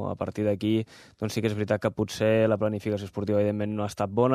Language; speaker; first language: Catalan; native; Catalan